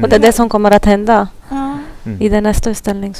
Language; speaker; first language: Swedish; non-native, fluent; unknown